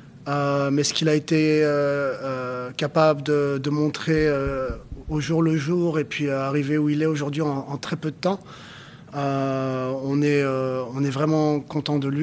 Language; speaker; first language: French; native; French